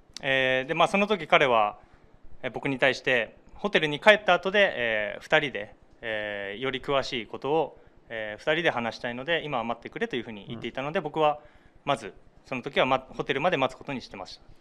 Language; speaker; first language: Japanese; native; Japanese